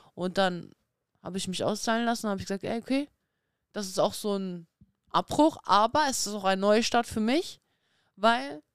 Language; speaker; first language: German; early bilingual, other home language; Russian